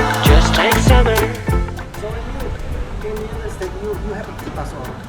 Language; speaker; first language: English; non-native, learner; Indonesian